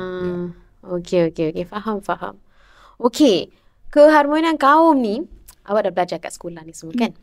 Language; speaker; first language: Malay; native; Malay